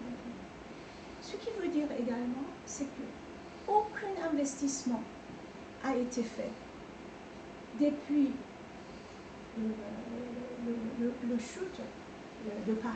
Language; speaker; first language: French; non-native, fluent; Persian